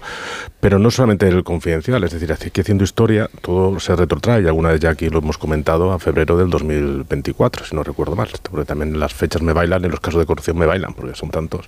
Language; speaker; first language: Spanish; native; Spanish